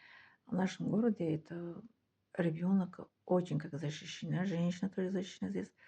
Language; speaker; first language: Russian; non-native, fluent; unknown